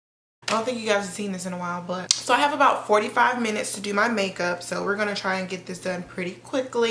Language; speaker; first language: English; native; English